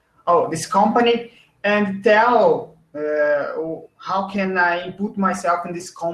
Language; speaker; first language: English; non-native, learner; Portuguese